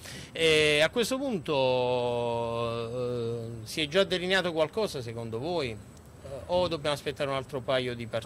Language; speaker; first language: Italian; native; Italian